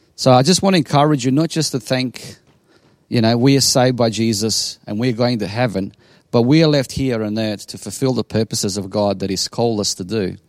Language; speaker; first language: English; non-native, fluent; Bosnian